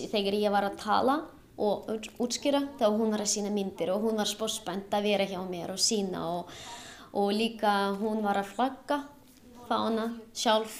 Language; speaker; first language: Icelandic; non-native, learner; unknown